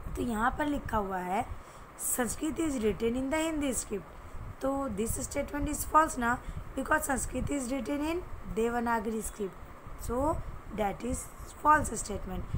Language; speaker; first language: Hindi; native; Hindi